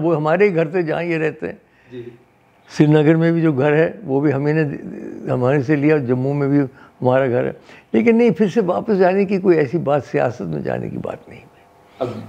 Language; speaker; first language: Hindi; non-native, local second language; Dogri